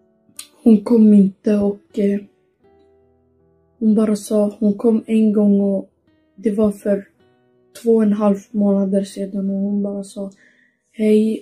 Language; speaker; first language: Swedish; early bilingual, other home language; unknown